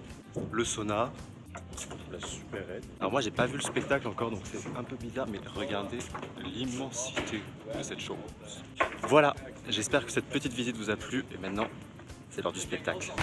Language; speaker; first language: French; native; French